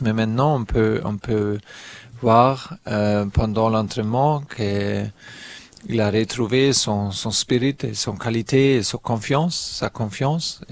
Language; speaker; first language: French; non-native, learner; German